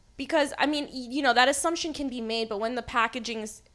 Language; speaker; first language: English; native; English